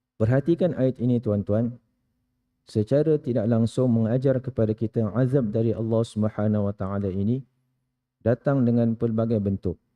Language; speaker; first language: Malay; native; Malay